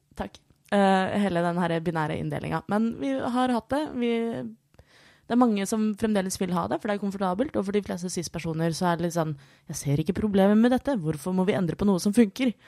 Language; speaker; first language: Norwegian; native; Norwegian